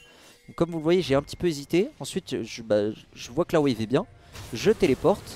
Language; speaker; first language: French; native; French